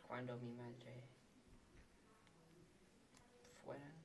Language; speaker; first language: Spanish; non-native, learner; English